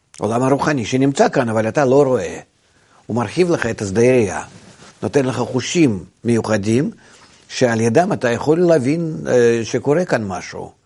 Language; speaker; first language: Hebrew; non-native, fluent; Russian